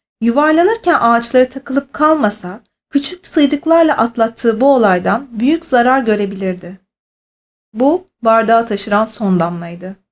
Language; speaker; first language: Turkish; native; Turkish